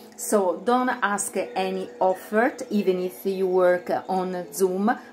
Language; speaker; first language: English; non-native, fluent; Italian